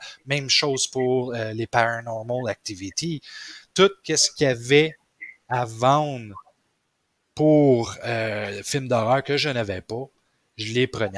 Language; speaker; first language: French; native; French